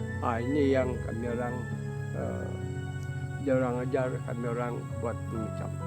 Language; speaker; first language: Indonesian; non-native, local second language; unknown